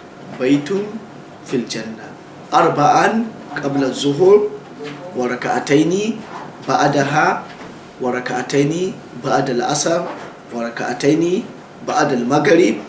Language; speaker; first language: Arabic; non-native, fluent; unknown